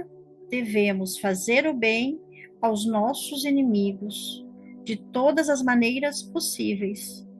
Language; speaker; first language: Portuguese; native; Portuguese